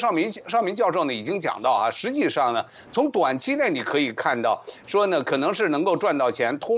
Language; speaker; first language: Chinese; native; Chinese